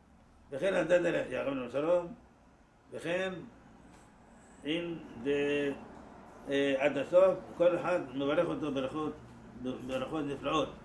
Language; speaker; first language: Hebrew; non-native, fluent; Persian